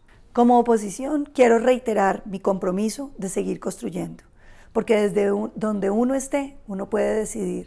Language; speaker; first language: Spanish; native; Spanish